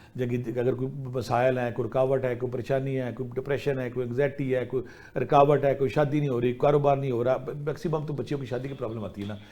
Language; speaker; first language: Urdu; non-native, local second language; Punjabi